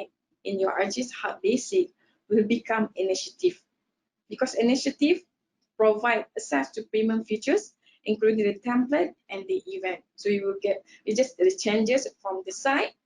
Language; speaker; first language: English; non-native, local second language; Malay